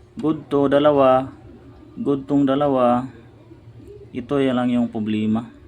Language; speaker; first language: Filipino; non-native, local second language; Cebuano